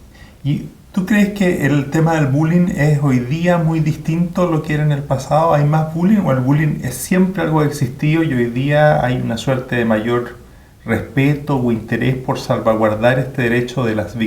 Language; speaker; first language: Spanish; native; Spanish